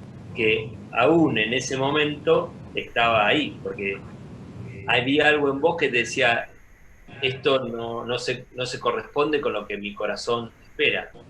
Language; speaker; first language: Spanish; native; Spanish